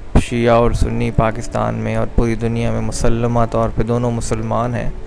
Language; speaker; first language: English; non-native, local second language; Urdu